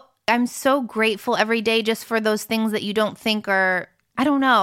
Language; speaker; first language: English; early bilingual, other home language; French